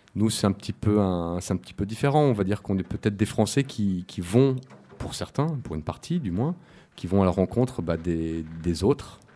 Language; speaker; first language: French; native; French